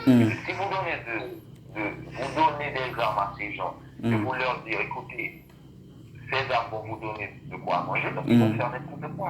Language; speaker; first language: French; non-native, local second language; Haitian Creole